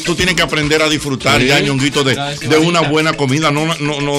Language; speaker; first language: Spanish; native; Spanish